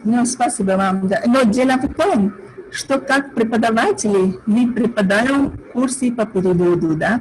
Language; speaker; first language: Russian; non-native, fluent; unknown